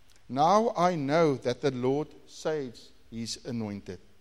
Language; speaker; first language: English; non-native, local second language; Afrikaans